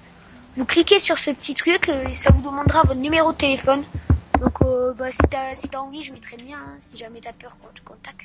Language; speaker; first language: French; native; French